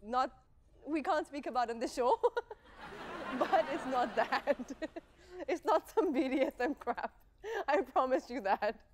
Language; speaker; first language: Urdu; non-native, fluent; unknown